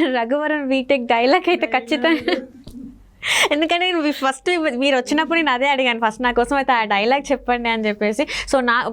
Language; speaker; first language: Telugu; native; Telugu